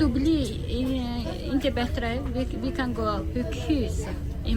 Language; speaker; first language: Swedish; non-native, learner; Mongolian